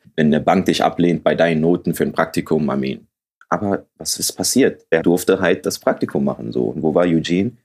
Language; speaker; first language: German; early bilingual, other home language; Akan